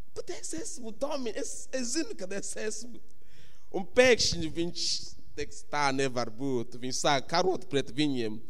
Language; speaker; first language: Latvian; non-native, fluent; English